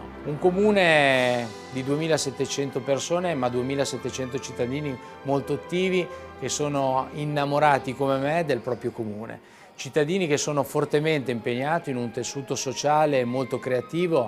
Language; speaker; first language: Italian; native; Italian